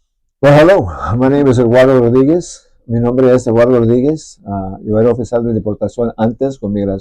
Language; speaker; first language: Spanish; early bilingual, heritage; Spanish